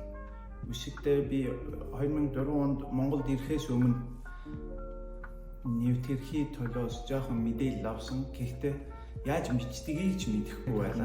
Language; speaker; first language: Mongolian; non-native, fluent; Turkish